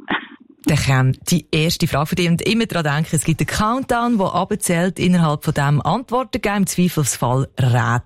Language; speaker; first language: German; native; German